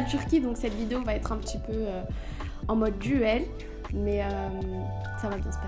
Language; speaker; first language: French; native; French